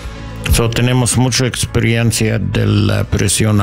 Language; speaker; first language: Spanish; non-native, learner; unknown